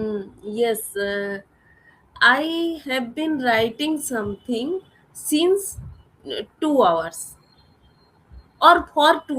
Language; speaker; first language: English; non-native, learner; Odia